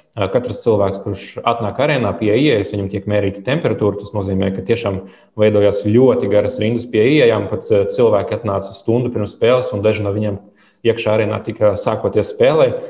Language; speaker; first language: Latvian; early bilingual, other home language; Lithuanian